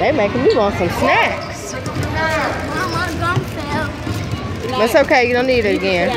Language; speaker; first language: English; native; English